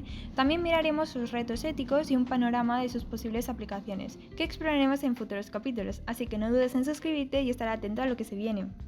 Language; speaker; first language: Spanish; native; Spanish